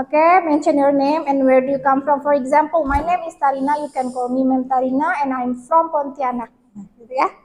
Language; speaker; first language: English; non-native, fluent; Indonesian